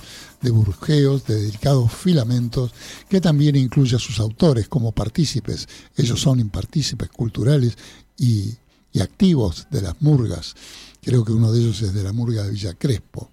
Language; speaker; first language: Spanish; native; Spanish